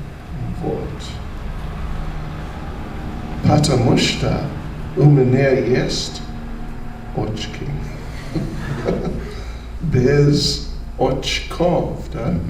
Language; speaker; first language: Russian; non-native, learner; English